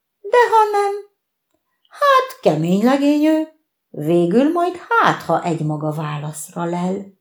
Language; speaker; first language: Hungarian; native; Hungarian